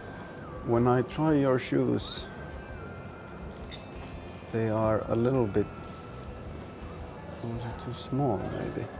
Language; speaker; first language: English; non-native, fluent; Finnish